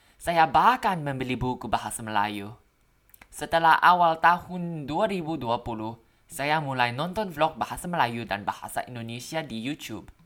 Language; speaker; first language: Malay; non-native, learner; Thai